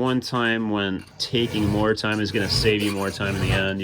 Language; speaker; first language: English; native; English